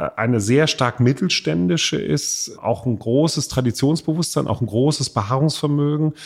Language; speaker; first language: German; native; German